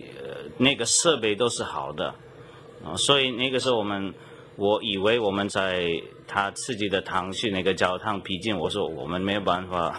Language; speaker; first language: Chinese; non-native, fluent; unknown